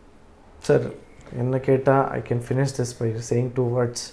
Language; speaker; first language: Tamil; non-native, learner; Kannada